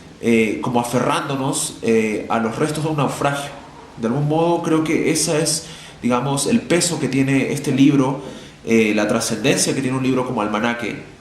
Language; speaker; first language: Spanish; native; Spanish